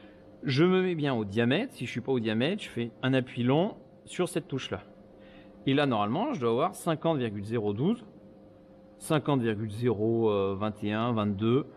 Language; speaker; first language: French; native; French